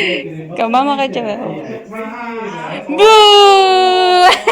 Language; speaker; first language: Dutch; non-native, learner; Filipino